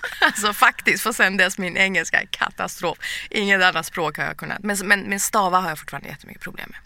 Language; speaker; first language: Swedish; early bilingual, other home language; Persian